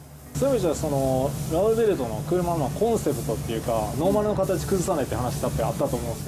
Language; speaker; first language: Japanese; native; Japanese